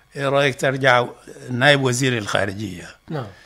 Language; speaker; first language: Arabic; non-native, local second language; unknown